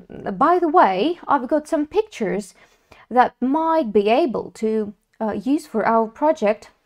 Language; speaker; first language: English; non-native, fluent; Russian